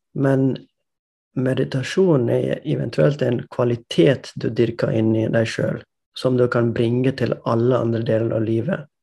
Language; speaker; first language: Norwegian; non-native, fluent; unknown